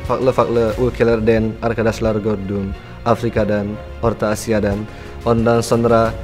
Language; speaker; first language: Turkish; non-native, fluent; Indonesian